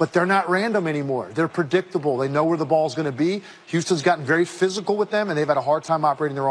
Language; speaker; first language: English; native; English